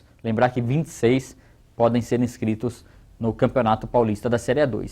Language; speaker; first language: Portuguese; native; Portuguese